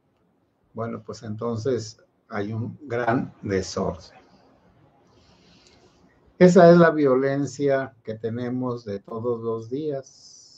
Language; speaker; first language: Spanish; native; Spanish